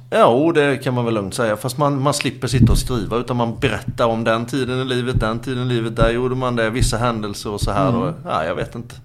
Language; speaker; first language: Swedish; native; Swedish